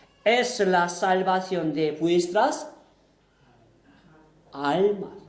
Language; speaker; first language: Spanish; non-native, fluent; Korean